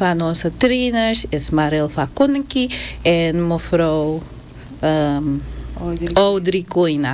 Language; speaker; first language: Dutch; non-native, local second language; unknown